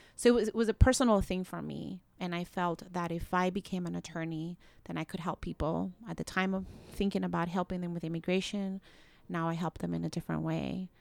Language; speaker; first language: English; early bilingual, other home language; Spanish